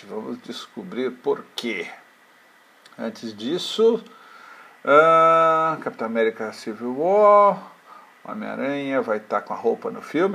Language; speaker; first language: Portuguese; native; Portuguese